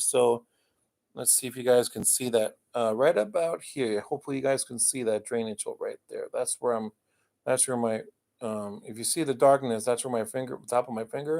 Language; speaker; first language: English; native; English